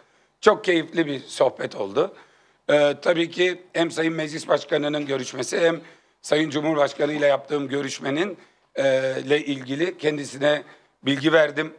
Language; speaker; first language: Turkish; native; Turkish